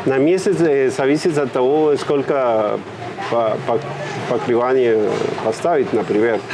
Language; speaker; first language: Russian; non-native, fluent; Spanish